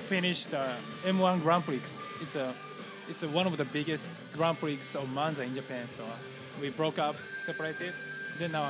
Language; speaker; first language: English; non-native, learner; Japanese